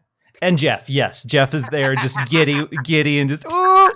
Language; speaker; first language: English; native; English